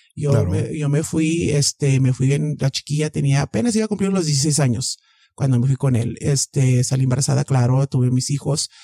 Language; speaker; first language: Spanish; early bilingual, heritage; Spanish